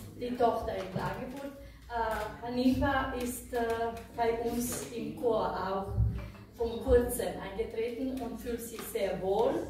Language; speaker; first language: German; non-native, fluent; Bosnian